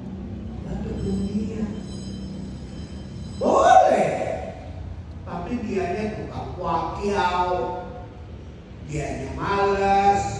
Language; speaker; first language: Indonesian; native; Indonesian